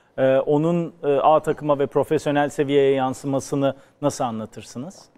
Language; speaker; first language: Turkish; native; Turkish